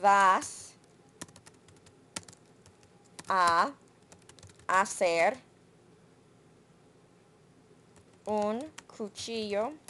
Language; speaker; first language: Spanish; non-native, learner; English